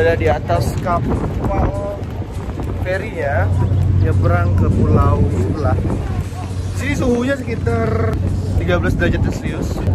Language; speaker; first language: Indonesian; native; Indonesian